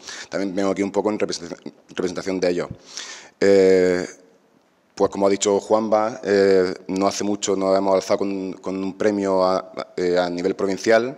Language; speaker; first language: Spanish; native; Spanish